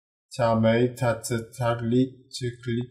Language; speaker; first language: Chinese; non-native, learner; Korean